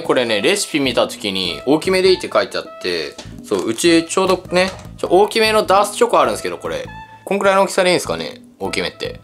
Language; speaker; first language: Japanese; native; Japanese